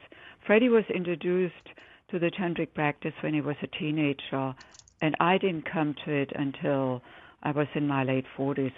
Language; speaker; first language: English; non-native, fluent; German